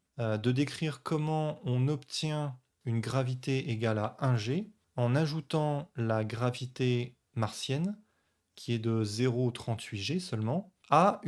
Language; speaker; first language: French; native; French